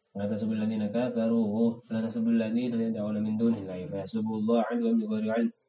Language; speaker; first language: Arabic; non-native, learner; Indonesian